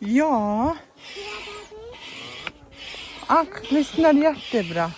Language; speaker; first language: Swedish; non-native, learner; Mongolian